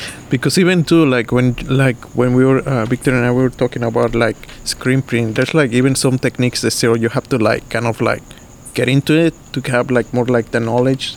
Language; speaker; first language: English; non-native, fluent; Spanish